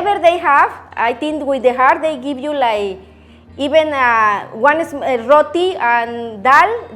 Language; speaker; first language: English; non-native, learner; Spanish